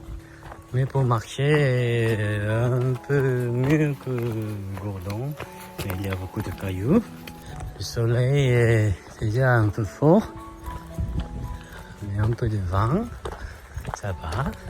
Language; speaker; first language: French; non-native, learner; Korean